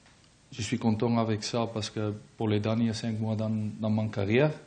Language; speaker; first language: French; non-native, learner; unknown